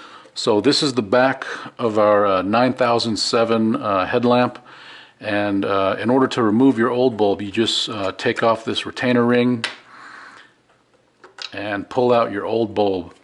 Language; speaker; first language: English; native; English